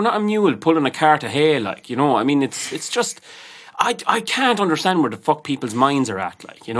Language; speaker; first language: English; native; English